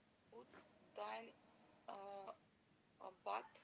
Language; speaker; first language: German; non-native, learner; Macedonian